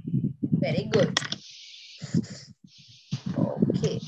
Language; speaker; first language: English; non-native, local second language; Sinhala